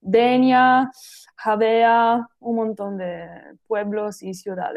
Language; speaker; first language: Spanish; non-native, learner; Italian